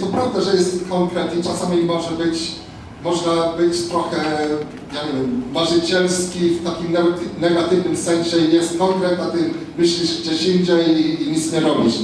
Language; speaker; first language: Polish; non-native, fluent; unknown